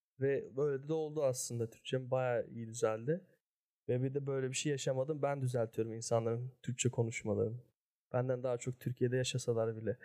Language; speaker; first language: Turkish; early bilingual, heritage; Turkish